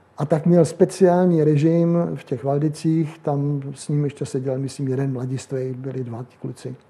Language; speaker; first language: Czech; native; Czech